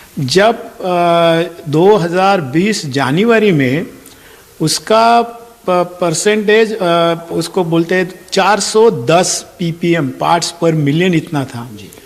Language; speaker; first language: Hindi; non-native, local second language; Marathi